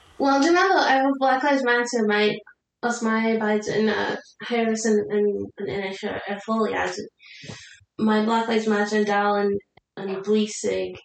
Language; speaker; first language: Welsh; non-native, fluent; English